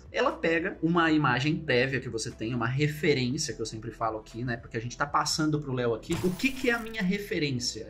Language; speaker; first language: Portuguese; native; Portuguese